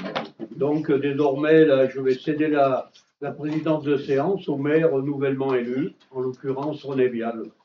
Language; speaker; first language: French; native; French